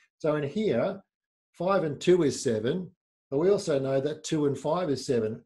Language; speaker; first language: English; native; English